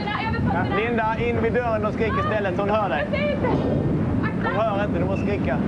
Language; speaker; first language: Swedish; native; Swedish